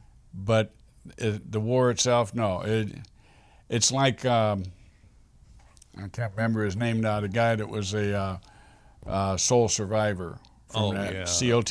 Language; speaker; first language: English; native; English